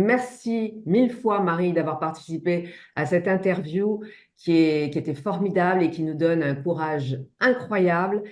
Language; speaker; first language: French; native; French